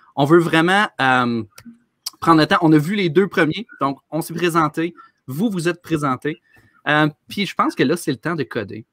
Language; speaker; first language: French; native; French